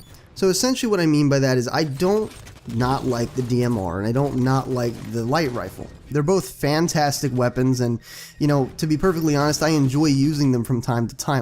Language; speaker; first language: English; native; English